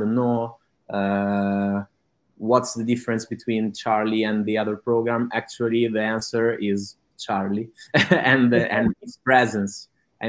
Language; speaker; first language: English; non-native, fluent; Italian